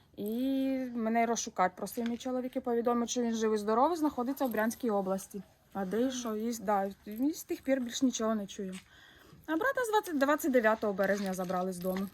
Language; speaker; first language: Ukrainian; native; Ukrainian